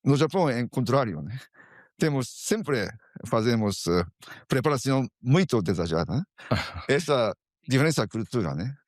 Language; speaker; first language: Portuguese; non-native, fluent; Japanese